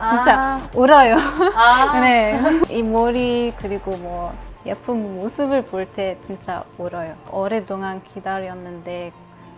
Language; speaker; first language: Korean; non-native, learner; Arabic